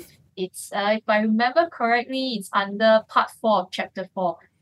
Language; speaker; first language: English; non-native, local second language; Chinese